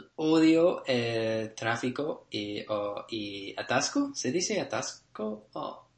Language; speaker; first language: Spanish; non-native, learner; English